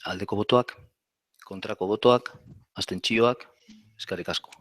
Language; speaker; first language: Basque; non-native, local second language; Spanish